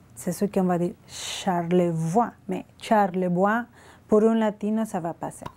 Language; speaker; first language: French; non-native, fluent; Spanish